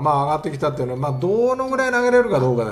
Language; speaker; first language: Japanese; native; Japanese